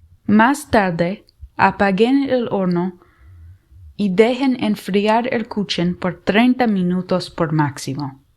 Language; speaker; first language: Spanish; non-native, learner; English